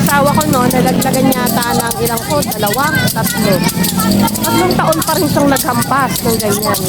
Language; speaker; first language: Filipino; non-native, local second language; Pampanga